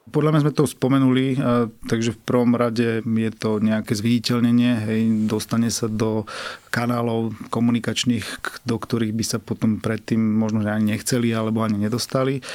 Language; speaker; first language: Slovak; native; Slovak